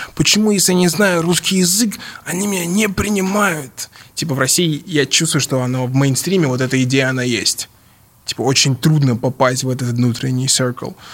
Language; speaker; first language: Russian; early bilingual, other home language; English